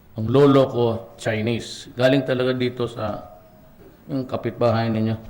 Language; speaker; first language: Filipino; non-native, local second language; Cebuano